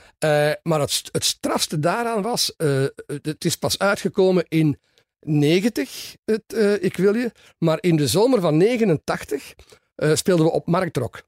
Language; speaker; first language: Dutch; native; Dutch